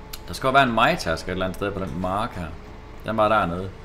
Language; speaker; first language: Danish; native; Danish